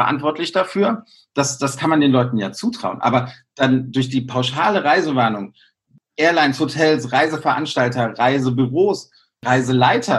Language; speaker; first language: German; native; German